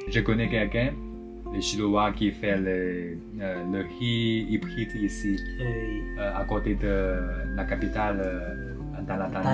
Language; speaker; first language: French; non-native, learner; Chinese